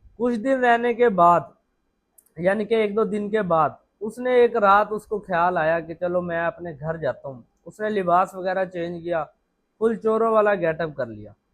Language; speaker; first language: Urdu; non-native, local second language; Punjabi